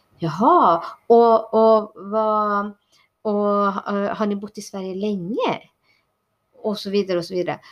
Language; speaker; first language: Swedish; early bilingual, other home language; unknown